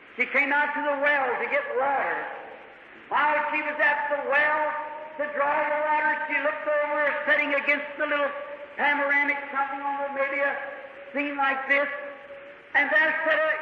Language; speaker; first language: English; native; English